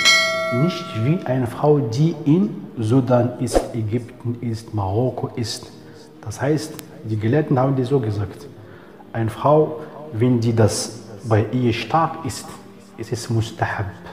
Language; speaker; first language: German; non-native, fluent; Arabic